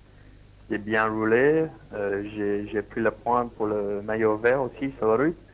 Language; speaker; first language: French; non-native, learner; Swedish